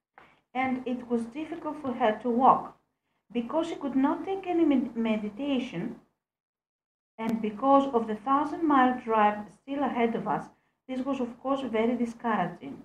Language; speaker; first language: English; non-native, fluent; Greek